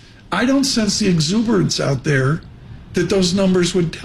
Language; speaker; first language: English; native; English